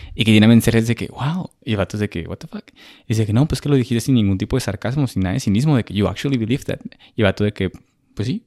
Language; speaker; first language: Spanish; native; Spanish